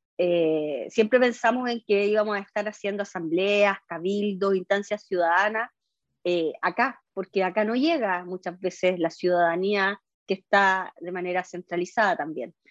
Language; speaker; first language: Spanish; native; Spanish